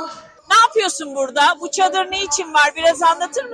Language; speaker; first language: Turkish; native; Turkish